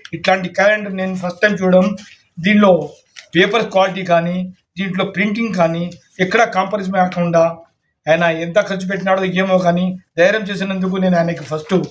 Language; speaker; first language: Telugu; non-native, local second language; Urdu